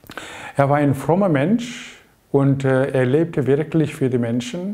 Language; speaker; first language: German; non-native, fluent; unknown